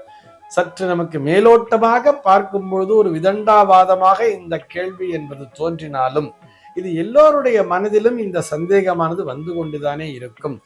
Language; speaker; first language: Tamil; native; Tamil